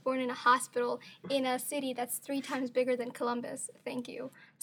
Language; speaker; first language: English; non-native, local second language; Somali